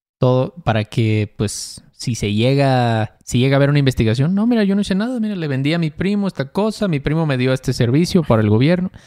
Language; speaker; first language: Spanish; native; Spanish